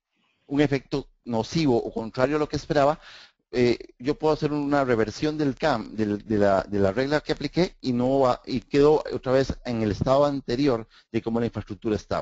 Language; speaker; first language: Spanish; native; Spanish